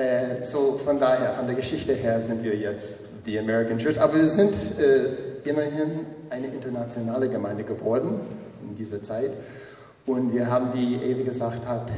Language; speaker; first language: German; non-native, fluent; English